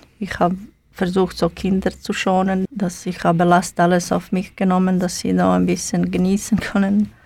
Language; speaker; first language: German; non-native, learner; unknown